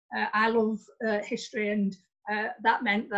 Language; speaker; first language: English; native; English